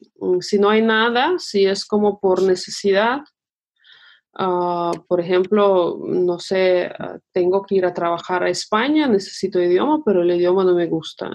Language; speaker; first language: Spanish; non-native, fluent; Russian